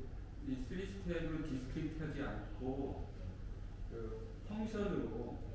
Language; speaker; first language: Korean; native; Korean